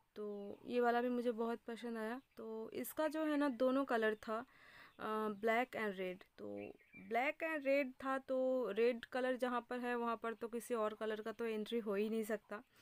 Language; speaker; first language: Hindi; non-native, local second language; Bangla